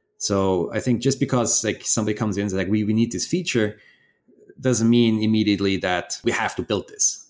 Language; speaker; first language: English; non-native, fluent; German